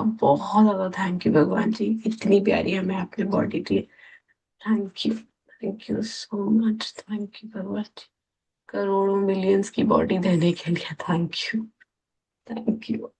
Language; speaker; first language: Hindi; native; Hindi